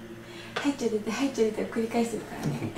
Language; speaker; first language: Japanese; native; Japanese